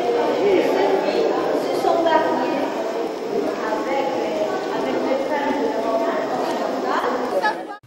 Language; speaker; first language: French; non-native, learner; Polish